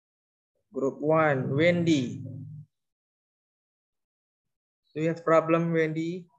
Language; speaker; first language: English; non-native, learner; Indonesian